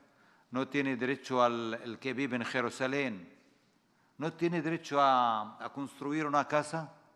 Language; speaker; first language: Spanish; non-native, fluent; Arabic